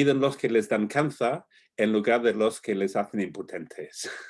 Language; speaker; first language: Spanish; non-native, fluent; English